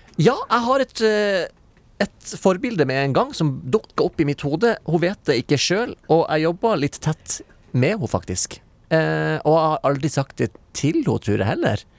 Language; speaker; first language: Norwegian; native; Norwegian